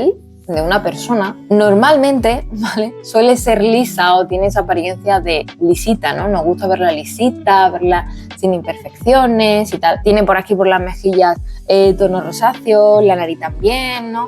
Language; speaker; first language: Spanish; native; Spanish